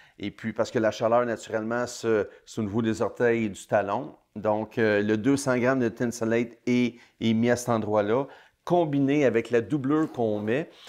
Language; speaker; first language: French; native; French